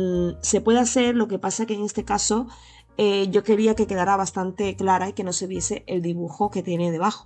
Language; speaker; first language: Spanish; native; Spanish